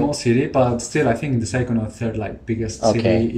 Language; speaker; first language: English; non-native, fluent; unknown